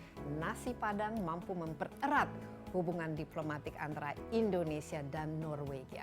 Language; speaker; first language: Indonesian; native; Indonesian